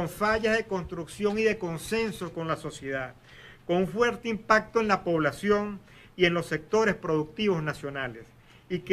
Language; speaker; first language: Spanish; native; Spanish